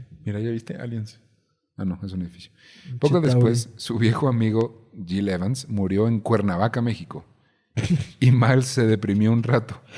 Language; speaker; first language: Spanish; native; Spanish